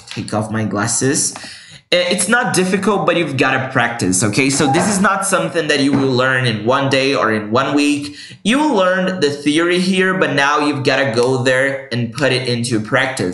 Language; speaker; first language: English; non-native, fluent; Portuguese